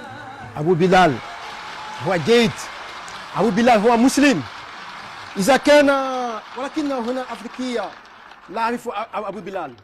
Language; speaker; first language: Arabic; non-native, learner; Wolof